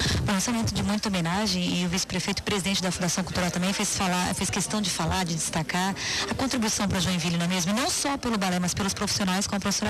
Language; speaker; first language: Portuguese; native; Portuguese